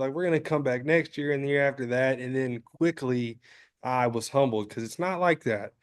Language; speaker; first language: English; native; English